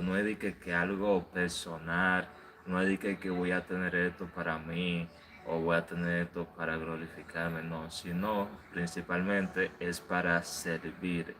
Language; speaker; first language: Spanish; native; Spanish